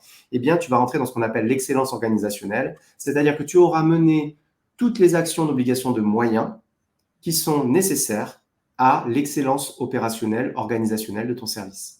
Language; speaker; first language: French; native; French